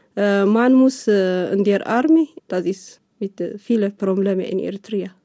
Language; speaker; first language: German; non-native, learner; Tigrinya